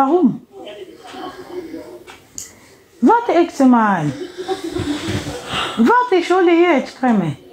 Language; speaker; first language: German; non-native, learner; Lingala